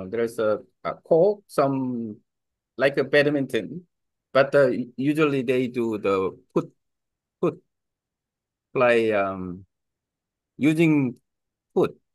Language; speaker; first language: English; non-native, learner; Korean